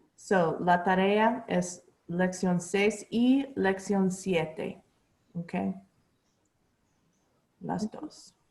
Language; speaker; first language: Spanish; non-native, learner; English